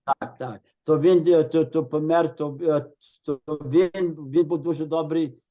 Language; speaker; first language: Ukrainian; early bilingual, heritage; Ukrainian